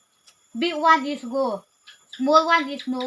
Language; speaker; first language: English; non-native, learner; Thado Chin